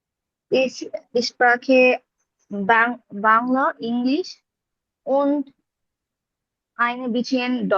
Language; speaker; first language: German; non-native, learner; Bangla